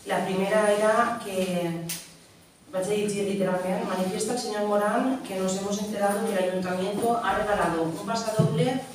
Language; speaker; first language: Spanish; non-native, local second language; Catalan